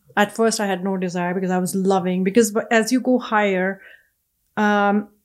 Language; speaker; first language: English; non-native, local second language; Punjabi